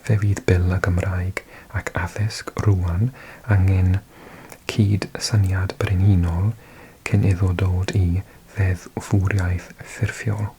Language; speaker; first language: Welsh; non-native, learner; English